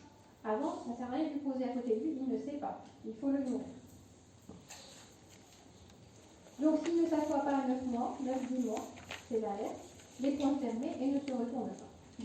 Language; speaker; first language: French; non-native, local second language; Arabic